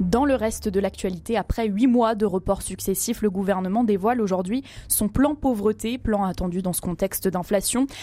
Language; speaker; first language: French; native; French